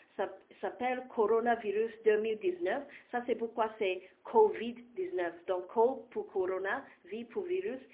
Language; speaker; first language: French; non-native, learner; Cantonese